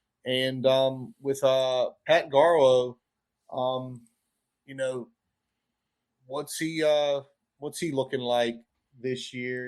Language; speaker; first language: English; native; English